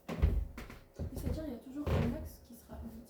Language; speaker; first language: French; native; French